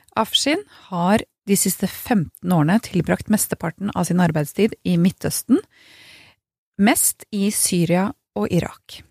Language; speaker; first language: Norwegian; native; Norwegian